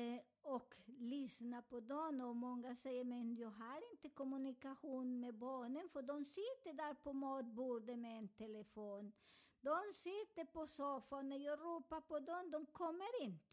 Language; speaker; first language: Swedish; non-native, fluent; Spanish